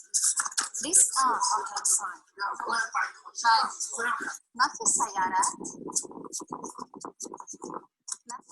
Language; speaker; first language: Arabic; non-native, learner; Spanish